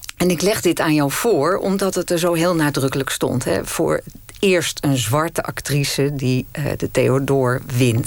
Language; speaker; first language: Dutch; native; Dutch